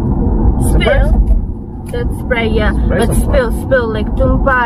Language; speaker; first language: English; non-native, fluent; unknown